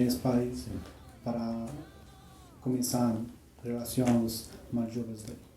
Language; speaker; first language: Catalan; native; Catalan